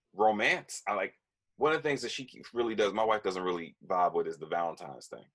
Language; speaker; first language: English; native; English